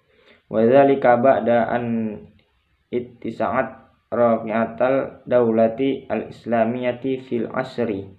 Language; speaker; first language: Arabic; non-native, learner; Indonesian